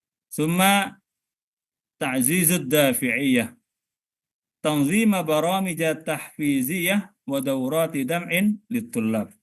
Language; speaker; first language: Arabic; non-native, fluent; Indonesian